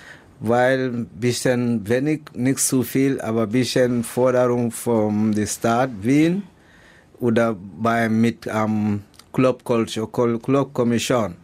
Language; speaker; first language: German; non-native, learner; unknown